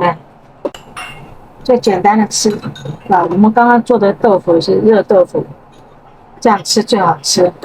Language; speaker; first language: Chinese; native; Chinese